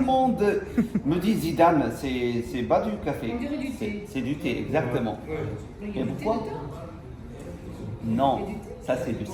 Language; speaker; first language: French; non-native, fluent; Arabic